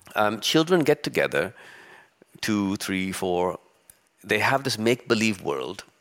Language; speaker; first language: English; early bilingual, other home language; Urdu